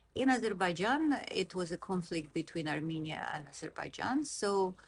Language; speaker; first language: English; non-native, fluent; Azerbaijani